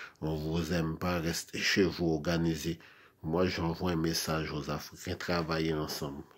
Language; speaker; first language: French; non-native, local second language; Haitian Creole